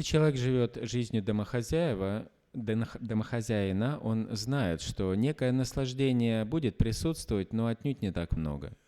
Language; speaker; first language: Russian; native; Russian